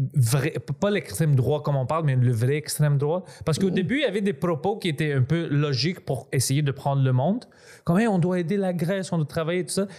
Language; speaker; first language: French; non-native, fluent; Greek